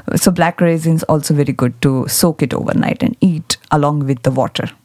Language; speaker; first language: English; non-native, local second language; Marathi